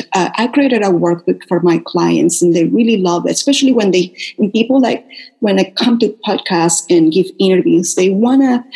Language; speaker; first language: English; non-native, fluent; Spanish